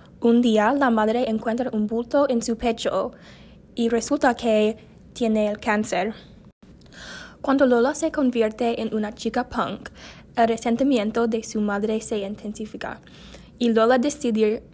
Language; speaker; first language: Spanish; non-native, learner; English